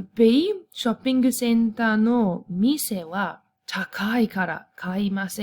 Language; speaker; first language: Japanese; non-native, fluent; English